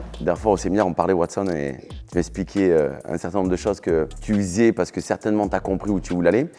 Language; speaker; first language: French; native; French